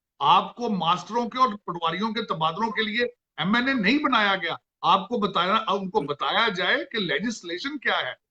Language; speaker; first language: Urdu; non-native, local second language; Punjabi